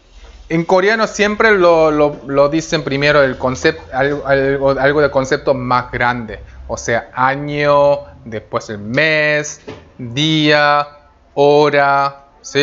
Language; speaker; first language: Spanish; non-native, fluent; Korean